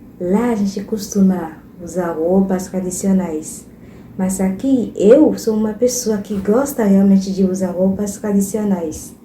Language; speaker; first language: Portuguese; non-native, fluent; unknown